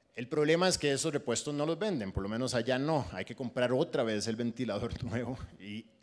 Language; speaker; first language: Spanish; native; Spanish